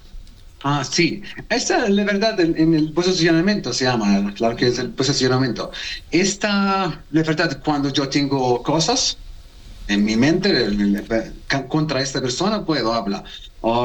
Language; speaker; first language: Spanish; non-native, learner; Arabic